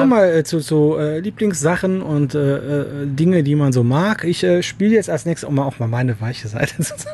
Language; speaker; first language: German; native; German